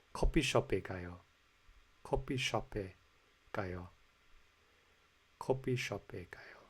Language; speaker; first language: Korean; non-native, learner; English